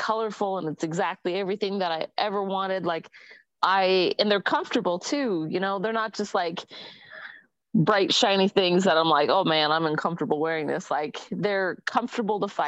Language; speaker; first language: English; native; English